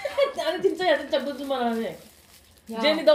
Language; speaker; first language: Korean; non-native, fluent; Filipino